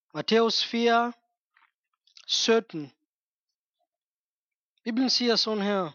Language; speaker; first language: Danish; non-native, fluent; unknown